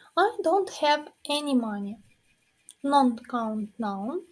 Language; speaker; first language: English; non-native, fluent; Ukrainian